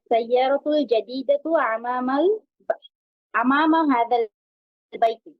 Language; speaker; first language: Arabic; non-native, learner; Bangla